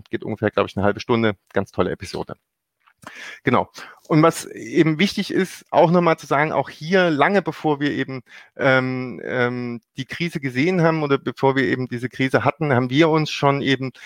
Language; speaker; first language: German; native; German